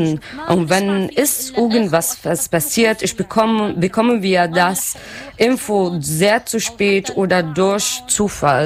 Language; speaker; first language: German; non-native, local second language; Arabic